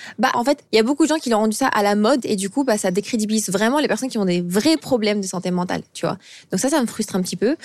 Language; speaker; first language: French; early bilingual, other home language; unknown